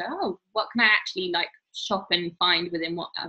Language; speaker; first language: English; native; English